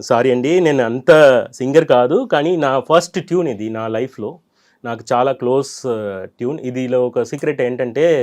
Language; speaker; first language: Telugu; non-native, learner; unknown